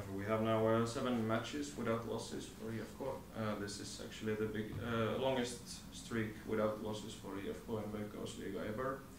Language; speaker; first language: English; non-native, fluent; Finnish